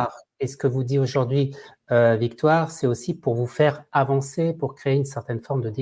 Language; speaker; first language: French; native; French